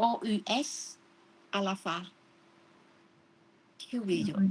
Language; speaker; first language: French; non-native, learner; Vietnamese